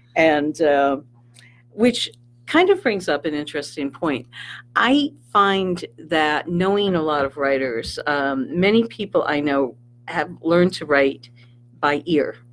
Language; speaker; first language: English; native; English